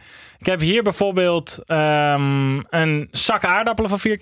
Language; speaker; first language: Dutch; native; Dutch